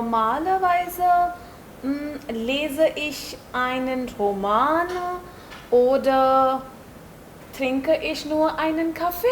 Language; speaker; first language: German; non-native, learner; Hindi